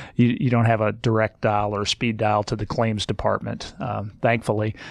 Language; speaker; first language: English; native; English